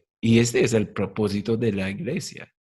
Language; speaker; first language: Spanish; non-native, fluent; English